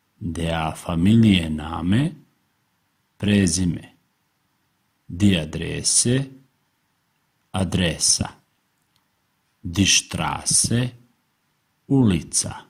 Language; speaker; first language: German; non-native, fluent; Serbian